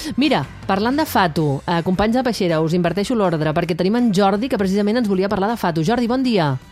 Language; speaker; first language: Catalan; native; Catalan